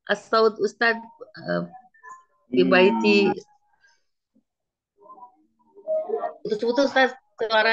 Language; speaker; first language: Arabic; non-native, learner; Indonesian